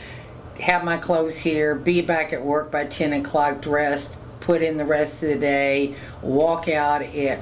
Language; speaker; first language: English; native; English